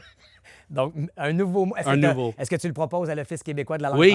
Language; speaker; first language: French; native; French